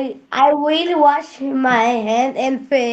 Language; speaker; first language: English; non-native, learner; Bangla